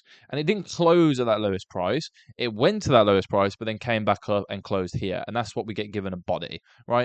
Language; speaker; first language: English; native; English